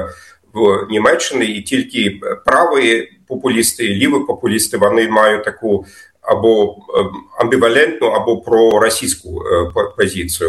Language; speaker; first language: Ukrainian; non-native, fluent; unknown